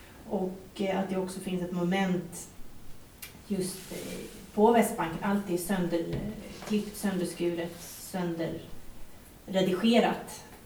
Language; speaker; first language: Swedish; native; Swedish